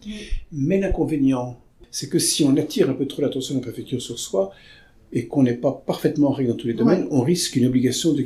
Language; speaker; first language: French; native; French